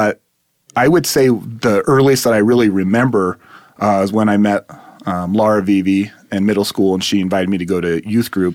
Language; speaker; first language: English; native; English